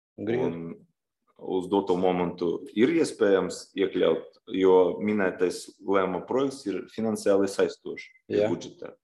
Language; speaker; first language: Latvian; non-native, local second language; Russian